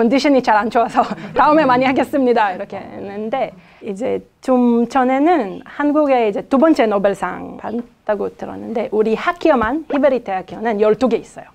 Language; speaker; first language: Korean; non-native, fluent; Hebrew